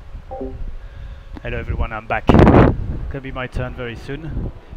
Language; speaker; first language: English; non-native, fluent; French